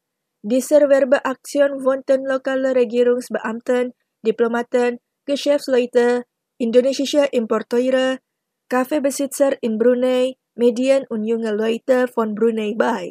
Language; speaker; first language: German; non-native, fluent; Indonesian